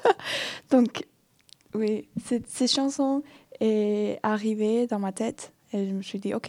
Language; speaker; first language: French; non-native, fluent; Chinese